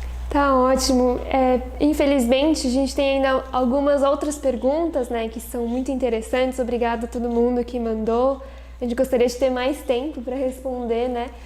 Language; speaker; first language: Portuguese; native; Portuguese